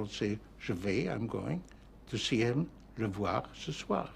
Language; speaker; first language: French; non-native, fluent; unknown